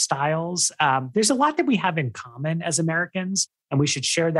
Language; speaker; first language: English; native; English